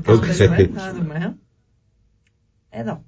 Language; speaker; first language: Greek; non-native, learner; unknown